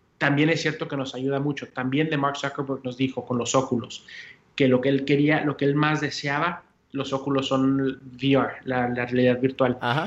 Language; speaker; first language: Spanish; early bilingual, heritage; Spanish